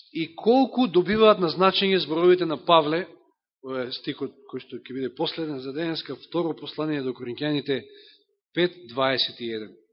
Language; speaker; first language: Macedonian; native; Macedonian